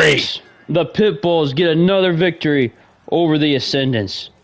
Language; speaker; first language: English; native; English